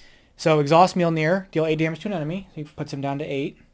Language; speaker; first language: English; native; English